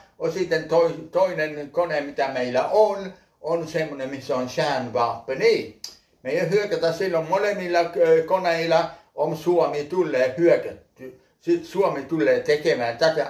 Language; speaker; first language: Finnish; early bilingual, heritage; Finnish